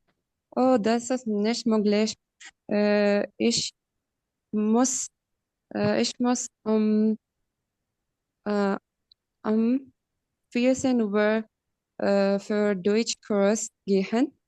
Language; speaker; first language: German; non-native, learner; Urdu